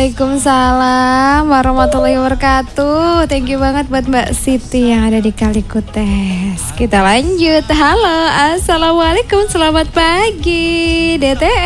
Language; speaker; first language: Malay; non-native, local second language; Javanese